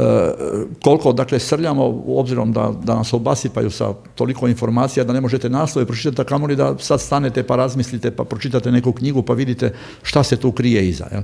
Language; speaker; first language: Croatian; native; Croatian